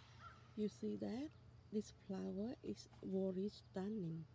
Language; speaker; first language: English; non-native, learner; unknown